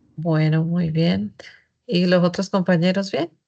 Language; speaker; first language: Spanish; native; Spanish